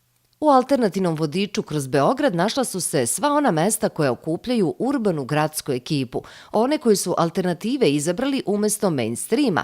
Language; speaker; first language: Serbian; native; Serbian